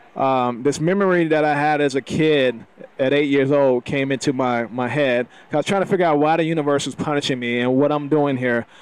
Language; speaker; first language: English; native; English